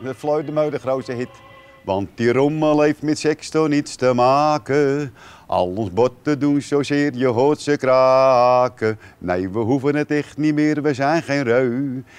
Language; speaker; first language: Dutch; native; Dutch